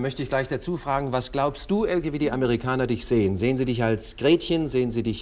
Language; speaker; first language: German; native; German